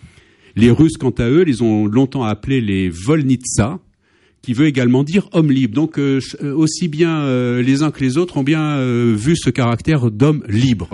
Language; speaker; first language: French; native; French